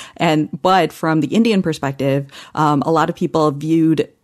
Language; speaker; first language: English; early bilingual, other home language; Hindi